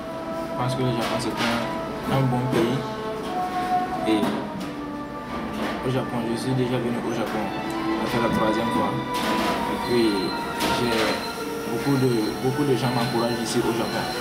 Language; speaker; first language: French; non-native, learner; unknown